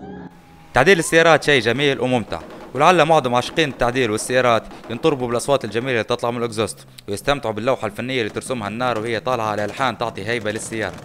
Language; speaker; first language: Arabic; native; Arabic